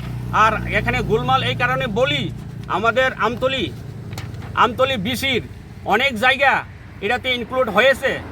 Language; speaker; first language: Bangla; non-native, local second language; Kok Borok